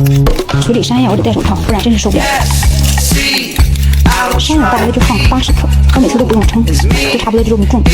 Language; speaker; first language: Chinese; native; Chinese